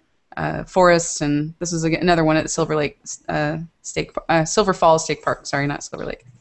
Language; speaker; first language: English; native; English